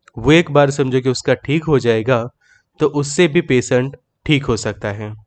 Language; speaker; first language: Hindi; native; Hindi